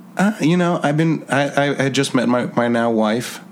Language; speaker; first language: English; native; English